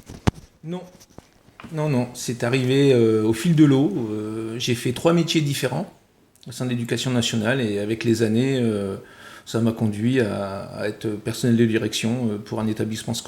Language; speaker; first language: French; native; French